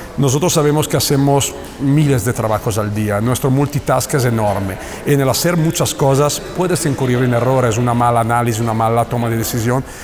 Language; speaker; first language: Spanish; non-native, fluent; Italian